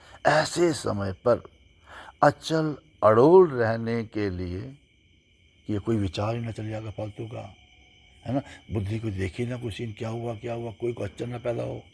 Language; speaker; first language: Hindi; native; Hindi